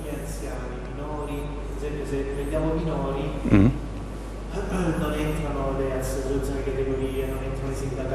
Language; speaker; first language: Italian; native; Italian